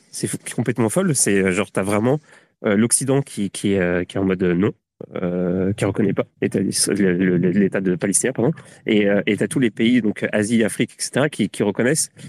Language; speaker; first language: French; native; French